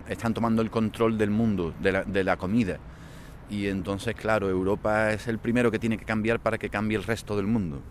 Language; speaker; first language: Spanish; native; Spanish